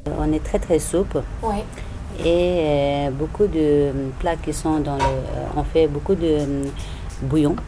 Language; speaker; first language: French; non-native, learner; Tibetan